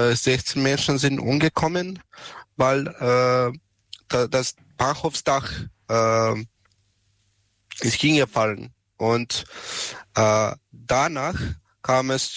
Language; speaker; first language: German; non-native, learner; Serbian